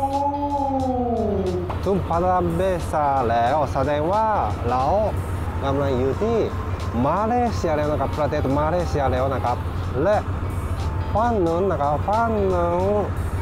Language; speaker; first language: Thai; non-native, learner; Japanese